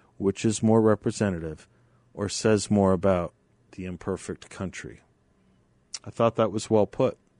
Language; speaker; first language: English; native; English